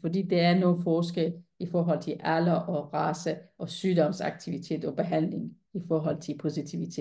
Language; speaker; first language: Danish; non-native, fluent; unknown